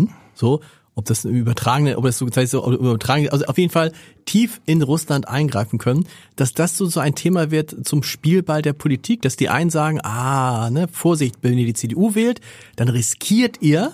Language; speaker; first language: German; native; German